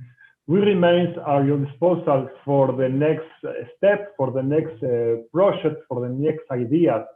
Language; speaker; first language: English; non-native, fluent; Spanish